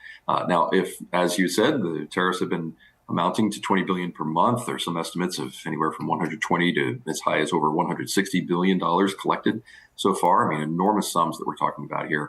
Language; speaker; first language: English; native; English